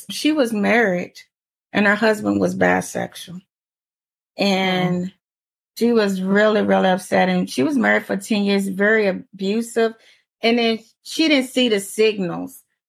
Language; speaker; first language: English; native; English